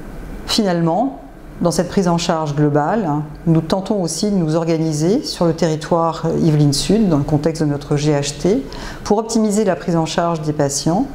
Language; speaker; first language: French; native; French